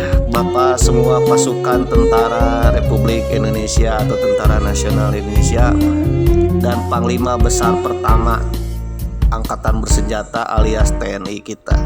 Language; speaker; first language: Indonesian; non-native, local second language; Sundanese